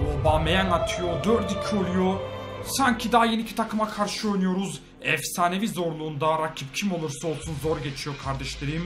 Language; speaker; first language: Turkish; native; Turkish